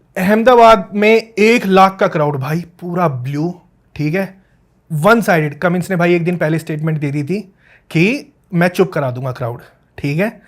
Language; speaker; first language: Hindi; native; Hindi